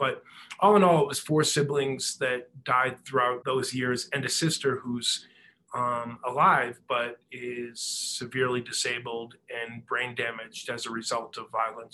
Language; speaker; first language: English; native; English